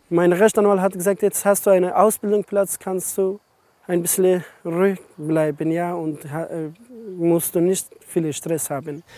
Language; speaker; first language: German; non-native, learner; Persian